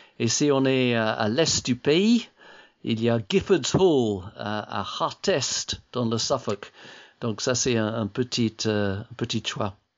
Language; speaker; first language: French; non-native, fluent; English